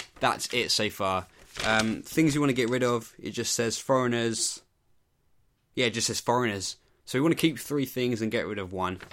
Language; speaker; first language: English; native; English